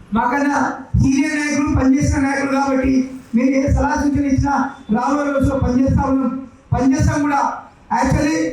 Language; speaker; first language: Telugu; non-native, local second language; Lambadi